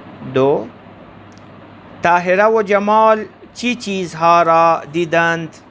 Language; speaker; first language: Persian; non-native, fluent; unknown